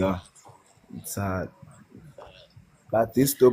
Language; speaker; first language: English; non-native, learner; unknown